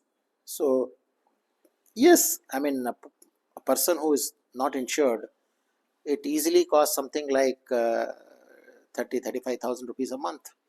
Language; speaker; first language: English; non-native, local second language; Kannada